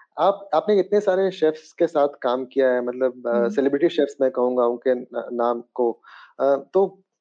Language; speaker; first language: Hindi; native; Hindi